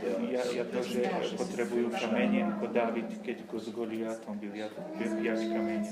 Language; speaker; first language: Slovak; non-native, learner; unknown